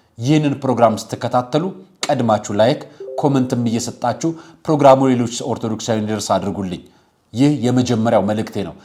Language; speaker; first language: Amharic; native; Amharic